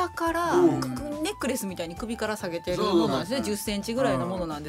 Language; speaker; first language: Japanese; native; Japanese